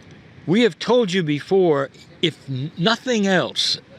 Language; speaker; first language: English; native; English